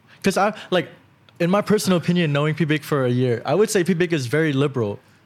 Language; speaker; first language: English; early bilingual, other home language; Thai